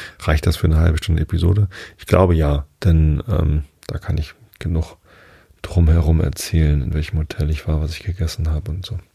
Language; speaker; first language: German; native; German